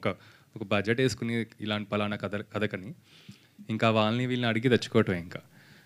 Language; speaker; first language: Telugu; native; Telugu